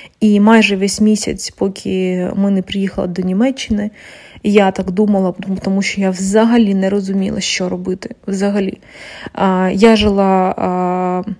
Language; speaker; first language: Ukrainian; non-native, local second language; Russian